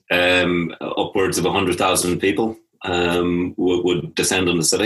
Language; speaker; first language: English; native; English